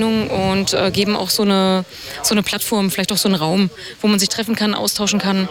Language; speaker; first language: German; native; German